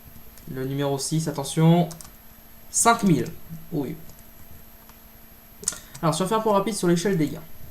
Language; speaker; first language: French; native; French